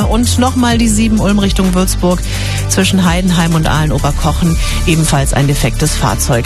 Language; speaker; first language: German; native; German